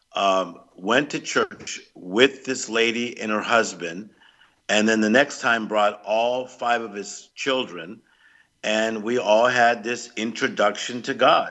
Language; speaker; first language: English; native; English